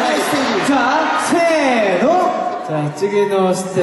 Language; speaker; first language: Japanese; non-native, learner; Korean